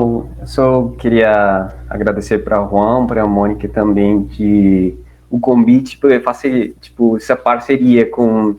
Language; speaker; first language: Portuguese; non-native, learner; Spanish